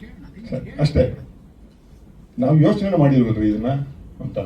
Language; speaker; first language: Kannada; native; Kannada